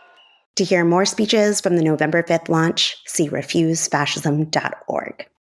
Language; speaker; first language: English; native; English